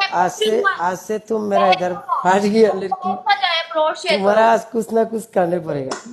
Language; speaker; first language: Hindi; non-native, learner; Bangla